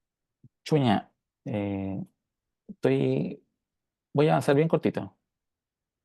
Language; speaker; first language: Spanish; native; Spanish